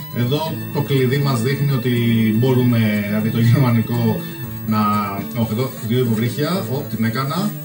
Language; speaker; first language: Greek; early bilingual, other home language; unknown